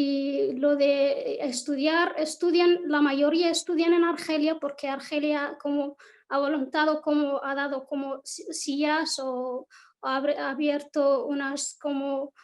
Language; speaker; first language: Spanish; non-native, local second language; Arabic